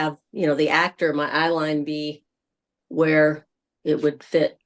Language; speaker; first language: English; native; English